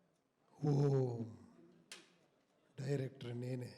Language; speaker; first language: Telugu; non-native, local second language; Kannada